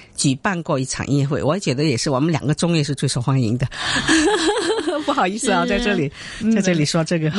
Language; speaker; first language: Chinese; native; Chinese